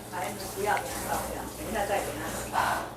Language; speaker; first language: Chinese; native; Chinese